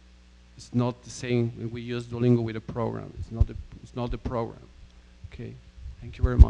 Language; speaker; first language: English; non-native, fluent; Spanish